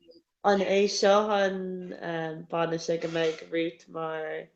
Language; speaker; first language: Irish; non-native, local second language; English